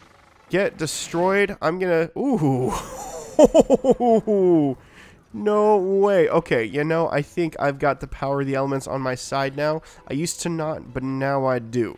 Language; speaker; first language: English; native; English